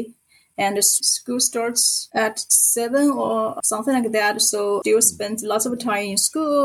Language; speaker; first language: English; non-native, fluent; Chinese